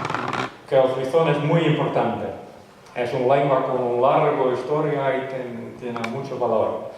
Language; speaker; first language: Spanish; non-native, fluent; Western Frisian